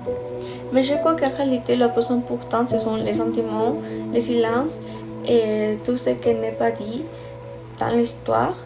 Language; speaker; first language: French; non-native, fluent; Spanish